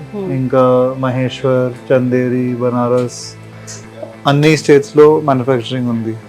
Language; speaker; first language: Telugu; non-native, local second language; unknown